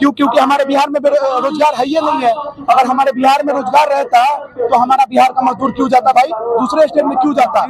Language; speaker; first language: Hindi; native; Hindi